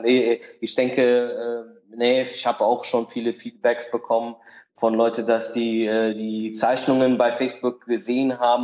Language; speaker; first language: German; non-native, learner; Portuguese